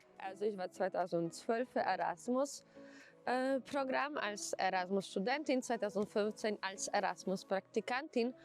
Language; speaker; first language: German; non-native, fluent; Polish